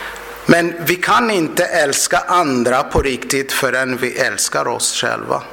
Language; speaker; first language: Swedish; non-native, fluent; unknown